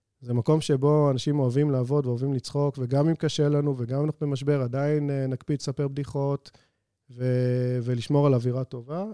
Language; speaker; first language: Hebrew; native; Hebrew